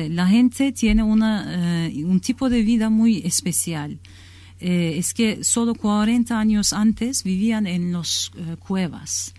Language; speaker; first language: Spanish; non-native, learner; Kurdish